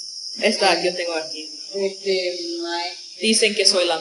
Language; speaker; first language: Spanish; non-native, learner; English